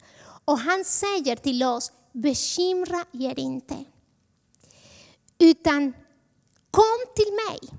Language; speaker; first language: Swedish; non-native, fluent; Spanish